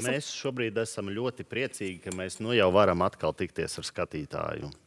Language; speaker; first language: Latvian; native; Latvian